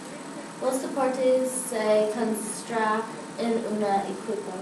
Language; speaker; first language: Spanish; non-native, learner; English